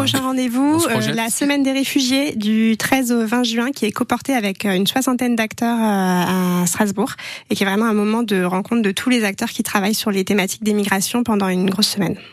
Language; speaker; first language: French; native; French